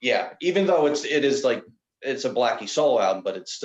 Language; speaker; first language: English; native; English